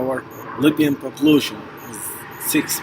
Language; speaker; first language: English; non-native, fluent; Arabic